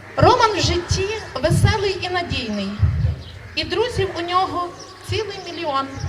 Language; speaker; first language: Ukrainian; native; Ukrainian